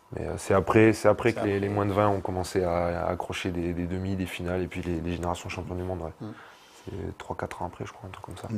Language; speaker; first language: French; native; French